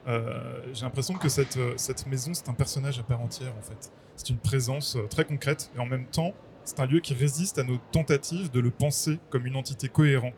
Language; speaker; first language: French; native; French